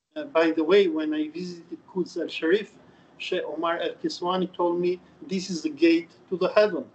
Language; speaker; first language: English; non-native, fluent; Albanian